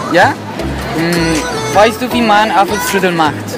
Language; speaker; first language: German; non-native, learner; Spanish